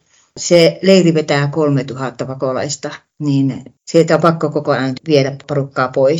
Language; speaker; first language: Finnish; native; Finnish